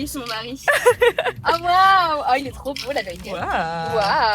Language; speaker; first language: French; native; French